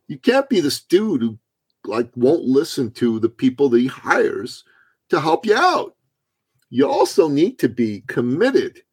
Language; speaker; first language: English; early bilingual, other home language; Persian